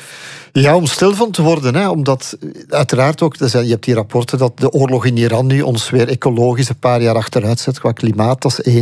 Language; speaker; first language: Dutch; native; Dutch